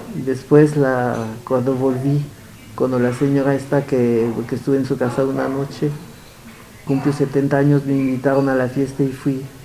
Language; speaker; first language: Spanish; early bilingual, other home language; Yiddish